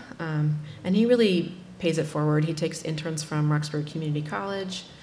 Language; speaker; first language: English; native; English